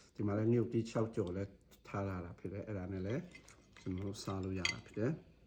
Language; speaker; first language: Burmese; non-native, local second language; Shan